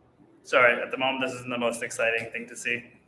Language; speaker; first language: English; native; English